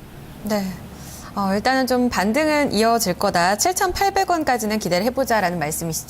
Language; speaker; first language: Korean; native; Korean